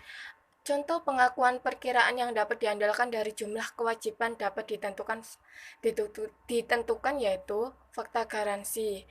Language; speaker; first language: Indonesian; native; Indonesian